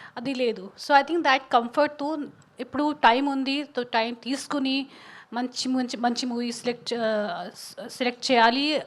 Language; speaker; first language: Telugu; non-native, learner; Hindi